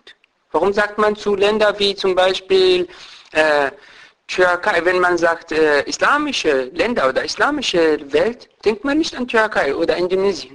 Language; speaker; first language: German; non-native, fluent; Persian